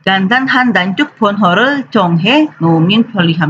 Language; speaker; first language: Korean; non-native, fluent; Indonesian